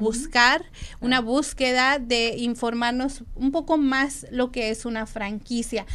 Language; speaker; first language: Spanish; native; Spanish